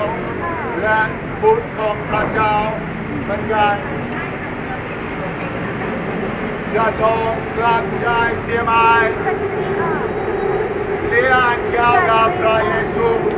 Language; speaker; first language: Thai; non-native, learner; English